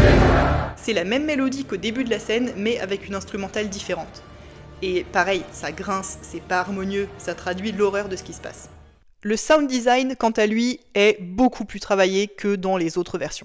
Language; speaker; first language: French; native; French